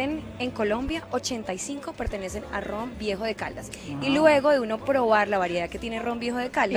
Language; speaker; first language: Spanish; native; Spanish